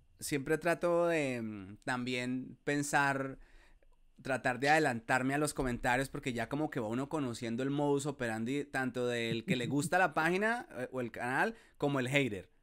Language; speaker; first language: Spanish; native; Spanish